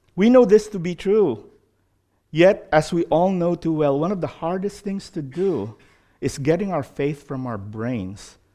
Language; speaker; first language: English; non-native, local second language; Filipino